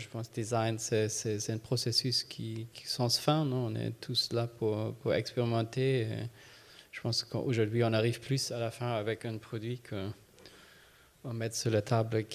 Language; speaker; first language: French; non-native, fluent; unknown